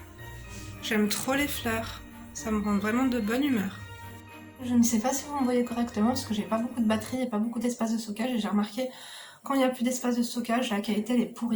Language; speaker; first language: French; native; French